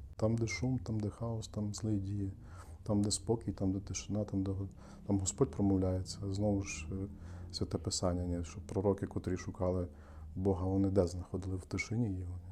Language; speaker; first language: Ukrainian; native; Ukrainian